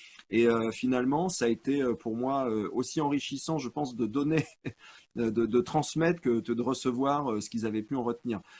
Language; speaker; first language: French; native; French